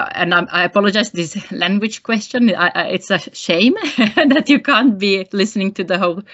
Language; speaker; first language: English; non-native, fluent; Finnish